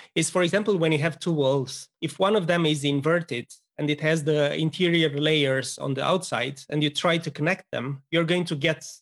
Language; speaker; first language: English; non-native, fluent; Romanian